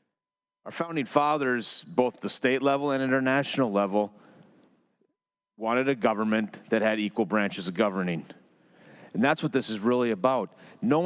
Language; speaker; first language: English; native; English